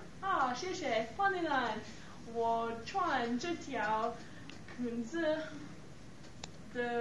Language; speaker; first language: Chinese; non-native, learner; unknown